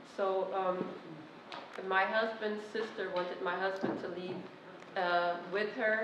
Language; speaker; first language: English; non-native, fluent; Persian